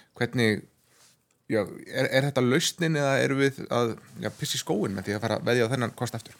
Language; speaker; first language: Icelandic; native; Icelandic